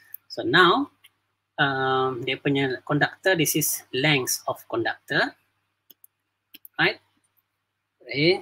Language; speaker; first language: English; non-native, local second language; Malay